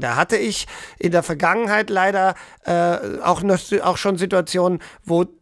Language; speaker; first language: German; native; German